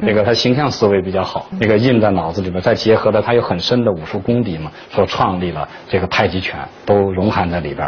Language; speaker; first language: Chinese; native; Chinese